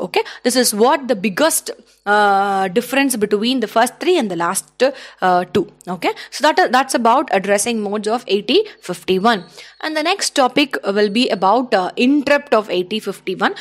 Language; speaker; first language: English; non-native, local second language; Tamil